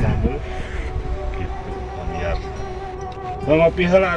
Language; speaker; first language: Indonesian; non-native, local second language; Sundanese